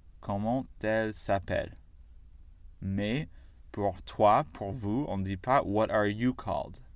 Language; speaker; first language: French; non-native, fluent; English